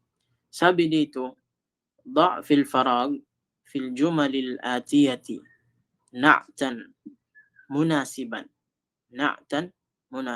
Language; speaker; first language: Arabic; non-native, fluent; Filipino